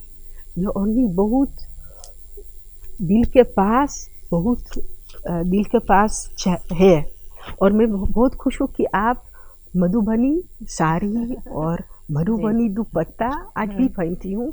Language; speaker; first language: Hindi; early bilingual, heritage; Dutch